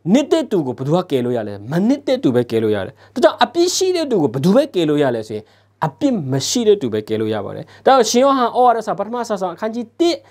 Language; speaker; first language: Burmese; non-native, local second language; S'gaw Karen